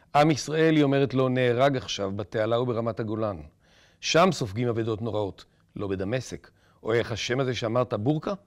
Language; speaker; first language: Hebrew; native; Hebrew